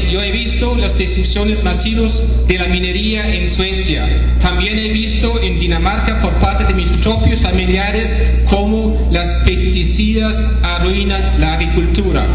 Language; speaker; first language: Spanish; non-native, fluent; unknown